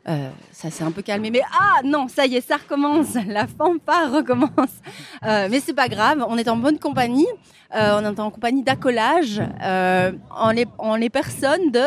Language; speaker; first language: French; native; French